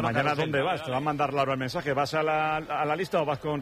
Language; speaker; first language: Spanish; native; Spanish